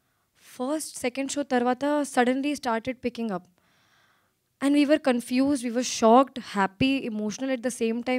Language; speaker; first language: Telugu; non-native, learner; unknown